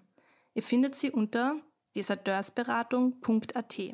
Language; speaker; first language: German; native; German